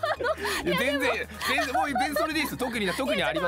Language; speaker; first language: Japanese; native; Japanese